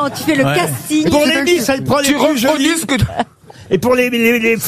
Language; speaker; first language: French; native; French